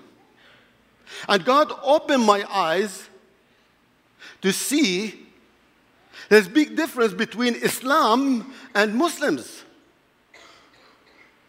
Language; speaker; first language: English; non-native, fluent; Arabic